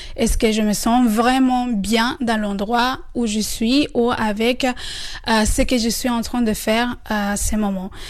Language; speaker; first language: French; non-native, fluent; Spanish